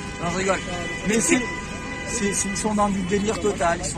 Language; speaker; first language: French; native; French